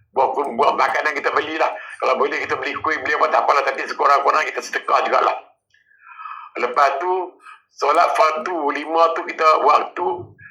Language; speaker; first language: Malay; native; Malay